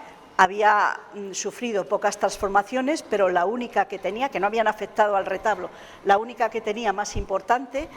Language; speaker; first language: Spanish; native; Spanish